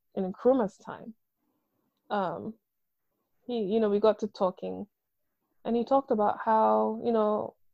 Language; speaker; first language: English; non-native, local second language; Akan